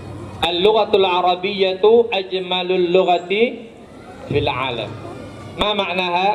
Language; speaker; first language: Arabic; non-native, learner; Indonesian